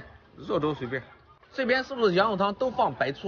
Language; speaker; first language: Chinese; native; Chinese